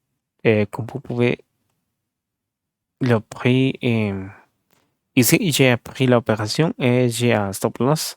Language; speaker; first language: French; non-native, learner; Spanish